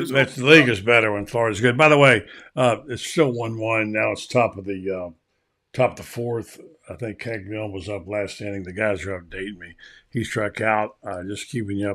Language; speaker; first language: English; native; English